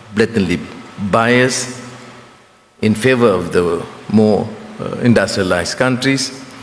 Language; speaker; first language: English; non-native, local second language; Malay